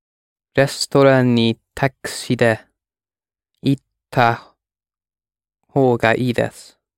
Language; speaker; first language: Japanese; non-native, learner; English